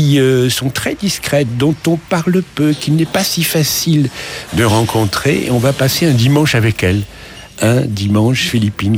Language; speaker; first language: French; native; French